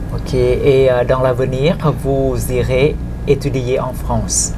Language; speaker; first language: French; non-native, fluent; Thai